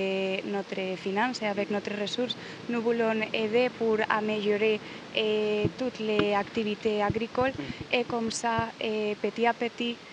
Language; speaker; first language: French; non-native, learner; Spanish